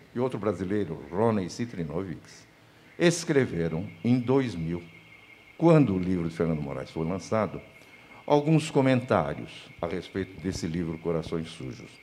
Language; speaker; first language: Portuguese; native; Portuguese